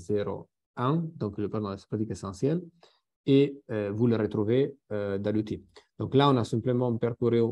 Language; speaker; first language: French; non-native, fluent; Italian